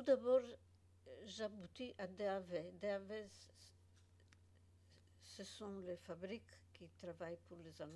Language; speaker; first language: French; non-native, fluent; Polish